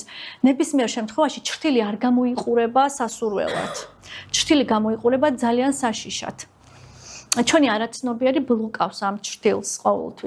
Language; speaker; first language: Georgian; native; Georgian